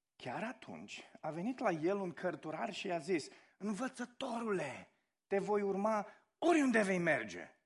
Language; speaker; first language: Romanian; native; Romanian